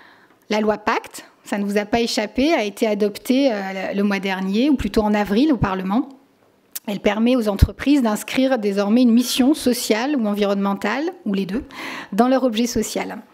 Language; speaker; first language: French; native; French